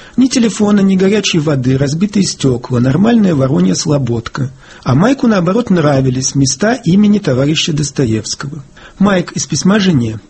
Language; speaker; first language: Russian; native; Russian